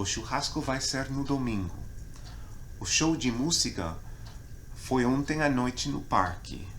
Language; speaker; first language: Portuguese; non-native, fluent; English